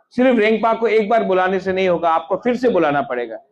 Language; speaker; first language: Hindi; non-native, local second language; Bangla